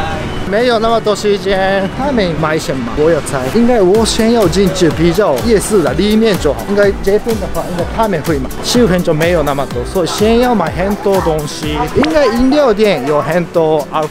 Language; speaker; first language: Chinese; non-native, fluent; Japanese